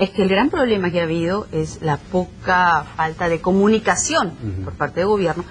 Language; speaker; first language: Spanish; native; Spanish